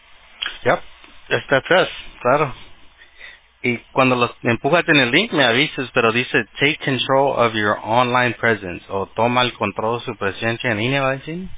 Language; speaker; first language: Spanish; early bilingual, heritage; Spanish